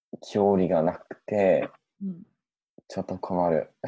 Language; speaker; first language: Japanese; non-native, learner; English